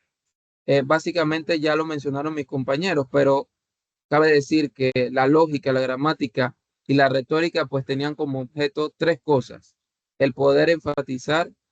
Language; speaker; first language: Spanish; native; Spanish